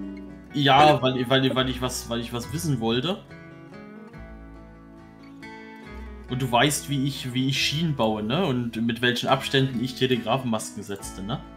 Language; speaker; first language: German; native; German